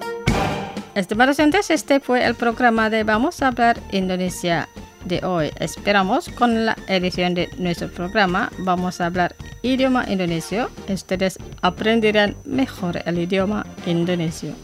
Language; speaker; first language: Spanish; non-native, fluent; Indonesian